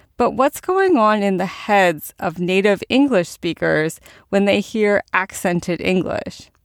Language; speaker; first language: English; native; English